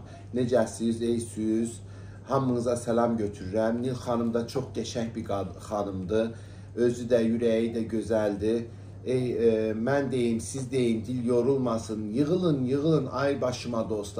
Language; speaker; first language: Turkish; native; Turkish